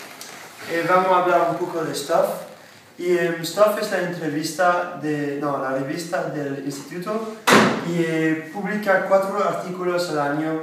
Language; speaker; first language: Spanish; non-native, learner; Danish